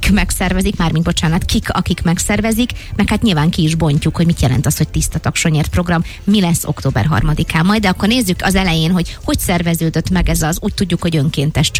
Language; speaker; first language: Hungarian; native; Hungarian